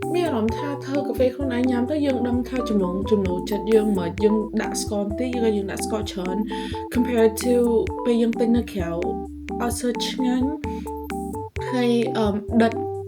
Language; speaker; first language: Khmer; early bilingual, heritage; Khmer